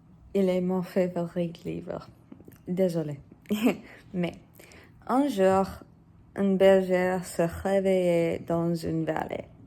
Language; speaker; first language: French; non-native, learner; English